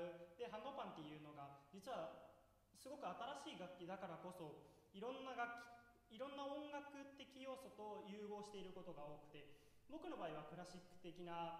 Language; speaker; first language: Japanese; native; Japanese